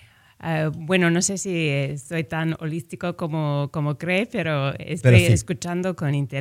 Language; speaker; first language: Spanish; non-native, fluent; English